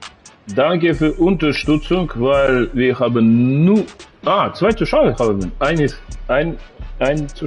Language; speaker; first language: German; non-native, learner; Russian